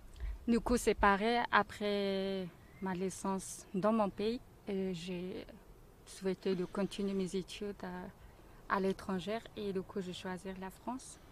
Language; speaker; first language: French; non-native, learner; Mongolian